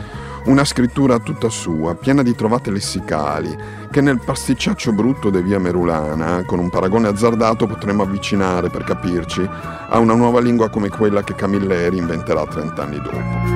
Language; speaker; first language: Italian; native; Italian